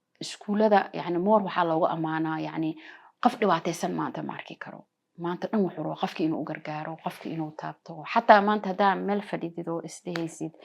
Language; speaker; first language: Somali; early bilingual, heritage; Somali